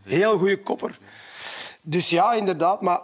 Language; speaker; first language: Dutch; native; Dutch